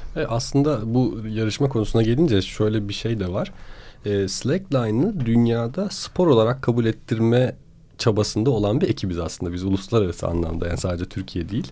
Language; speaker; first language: Turkish; native; Turkish